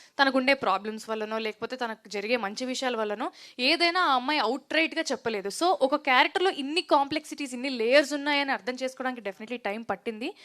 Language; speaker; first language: Telugu; native; Telugu